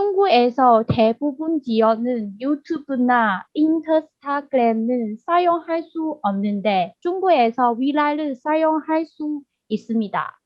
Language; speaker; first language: Korean; non-native, learner; Chinese